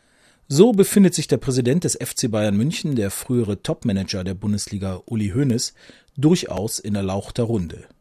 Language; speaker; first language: German; native; German